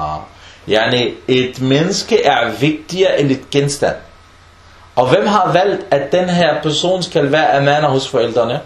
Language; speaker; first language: Danish; early bilingual, other home language; Arabic